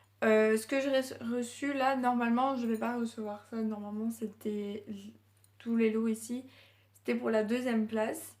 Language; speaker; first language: French; native; French